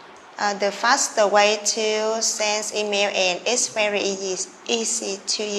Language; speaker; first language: English; non-native, learner; Vietnamese